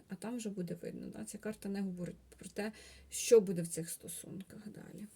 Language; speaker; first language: Ukrainian; non-native, local second language; Russian